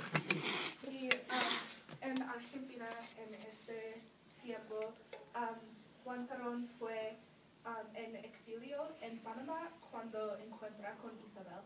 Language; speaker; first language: Spanish; non-native, learner; English